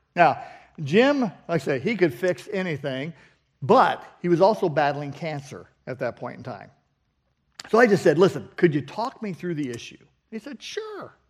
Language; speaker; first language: English; native; English